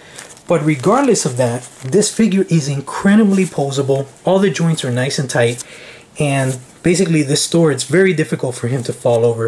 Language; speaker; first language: English; native; English